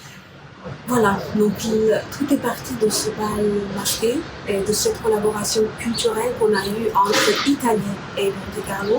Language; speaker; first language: French; non-native, fluent; Romanian